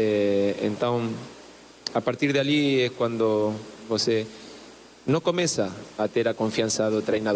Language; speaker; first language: Portuguese; non-native, learner; Spanish